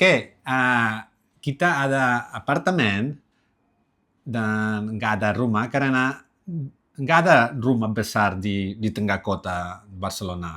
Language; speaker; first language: Indonesian; non-native, learner; Catalan